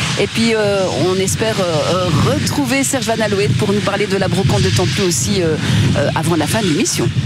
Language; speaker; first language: French; native; French